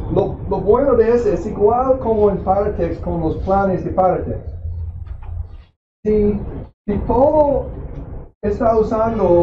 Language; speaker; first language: Spanish; non-native, fluent; English